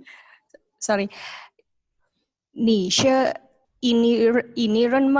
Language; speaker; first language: Chinese; non-native, learner; Indonesian